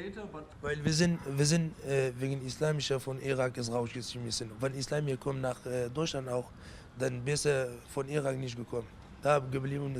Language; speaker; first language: German; non-native, learner; Kurdish